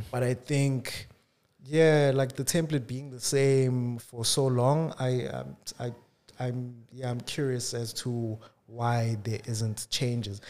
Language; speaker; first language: English; non-native, local second language; Zulu